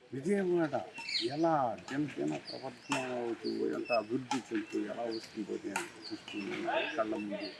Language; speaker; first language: Telugu; native; Telugu